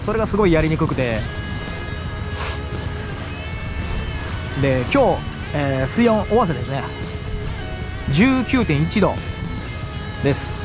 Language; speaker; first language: Japanese; native; Japanese